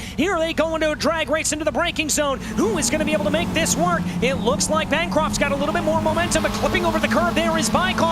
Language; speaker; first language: English; native; English